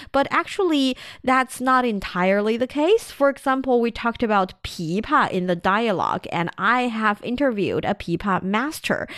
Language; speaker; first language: English; non-native, fluent; Chinese